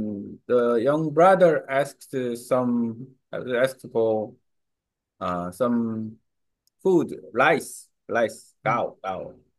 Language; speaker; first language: English; non-native, learner; Korean